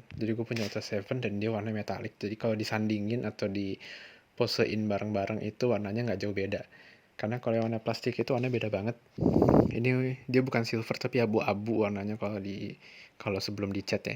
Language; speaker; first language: Indonesian; native; Indonesian